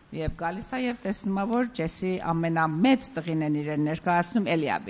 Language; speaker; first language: Armenian; native; Armenian